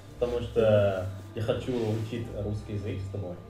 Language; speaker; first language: Russian; non-native, learner; Indonesian